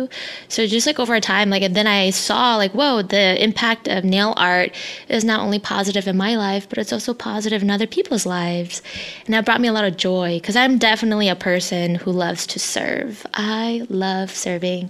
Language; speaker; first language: English; early bilingual, other home language; Hmong